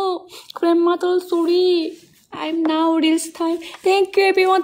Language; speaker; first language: English; non-native, learner; Korean